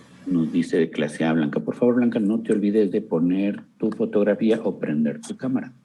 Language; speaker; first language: Spanish; native; Spanish